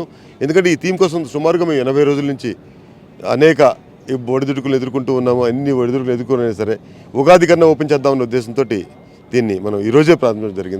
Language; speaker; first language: Telugu; native; Telugu